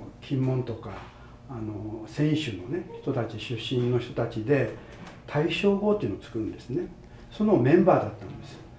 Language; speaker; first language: Japanese; native; Japanese